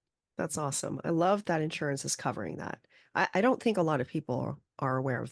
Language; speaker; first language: English; native; English